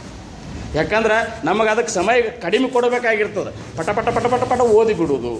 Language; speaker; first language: Kannada; native; Kannada